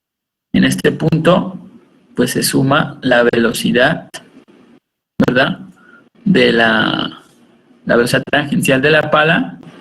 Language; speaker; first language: Spanish; native; Spanish